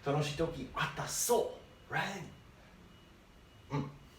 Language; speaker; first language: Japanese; non-native, learner; English